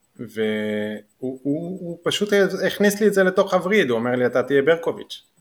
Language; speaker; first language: Hebrew; native; Hebrew